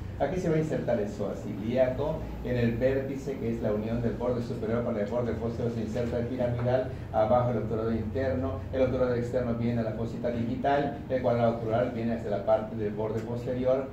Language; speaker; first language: Spanish; native; Spanish